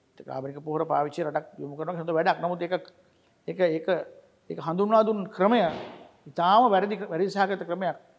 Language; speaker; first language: Sinhala; native; Sinhala